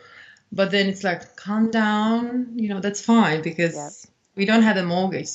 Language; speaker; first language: English; non-native, fluent; Czech